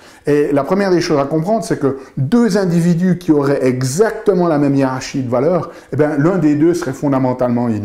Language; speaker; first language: French; native; French